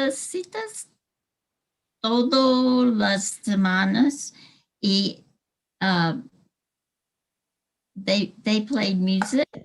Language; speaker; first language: Spanish; early bilingual, heritage; English